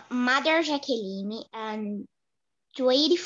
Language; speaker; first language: English; non-native, learner; Portuguese